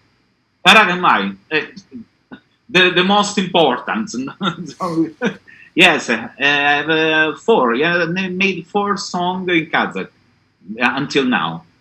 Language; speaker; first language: English; non-native, learner; Italian